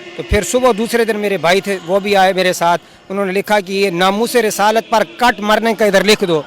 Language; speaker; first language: Urdu; non-native, local second language; Pahari-Potwari